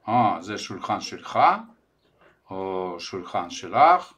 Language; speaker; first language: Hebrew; non-native, fluent; Russian